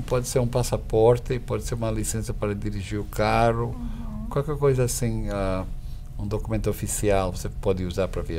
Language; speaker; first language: Portuguese; non-native, fluent; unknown